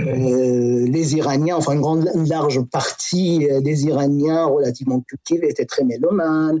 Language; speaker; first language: French; non-native, fluent; Persian